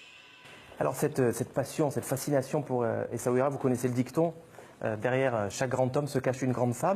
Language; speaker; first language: French; native; French